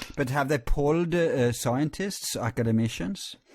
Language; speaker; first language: English; non-native, fluent; Norwegian